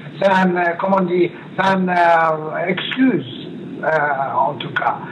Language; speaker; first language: French; non-native, learner; Persian